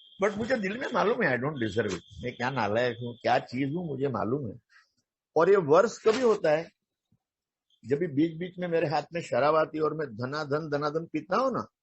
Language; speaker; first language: Hindi; non-native, local second language; Marathi